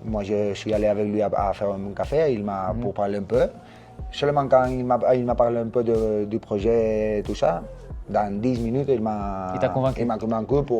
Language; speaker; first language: French; non-native, learner; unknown